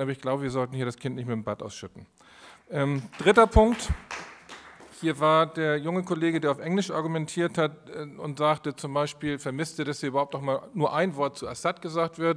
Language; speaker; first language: German; native; German